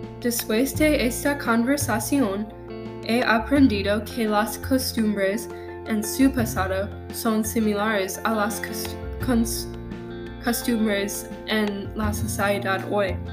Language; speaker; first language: Spanish; non-native, learner; English